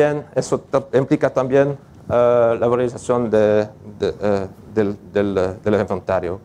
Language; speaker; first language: Spanish; non-native, learner; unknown